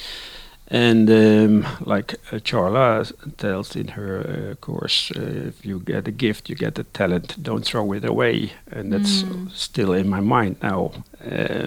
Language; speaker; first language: English; non-native, learner; Dutch